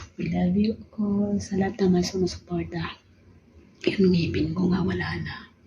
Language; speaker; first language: Filipino; non-native, local second language; Tausug